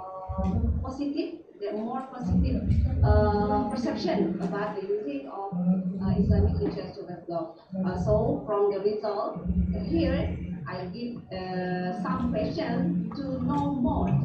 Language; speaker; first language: English; non-native, learner; Indonesian